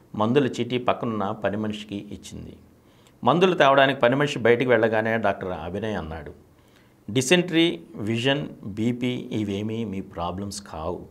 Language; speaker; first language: Telugu; native; Telugu